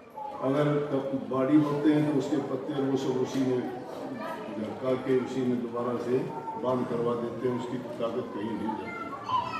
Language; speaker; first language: Hindi; native; Hindi